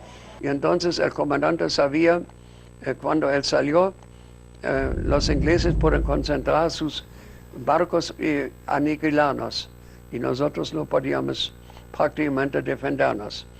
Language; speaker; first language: Spanish; non-native, fluent; German